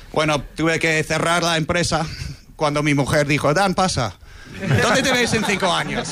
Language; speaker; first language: Spanish; non-native, fluent; English